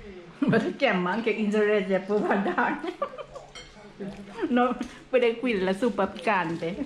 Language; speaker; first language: Italian; non-native, learner; Thai